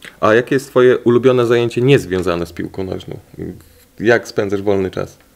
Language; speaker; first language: Polish; native; Polish